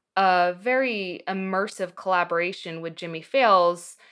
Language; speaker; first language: English; early bilingual, other home language; Arabic